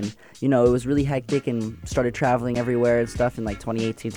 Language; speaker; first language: English; native; English